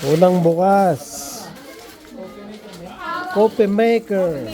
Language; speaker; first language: Filipino; native; Filipino